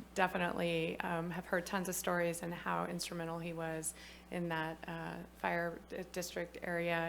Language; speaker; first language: English; native; English